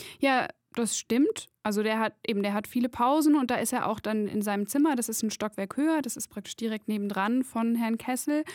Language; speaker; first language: German; native; German